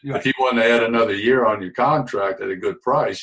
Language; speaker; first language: English; native; English